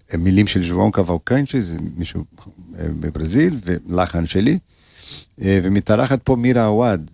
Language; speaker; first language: Hebrew; non-native, fluent; Portuguese